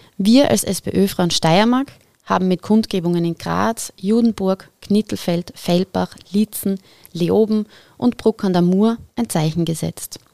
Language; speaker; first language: German; native; German